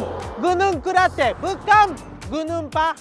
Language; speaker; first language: Indonesian; non-native, learner; Japanese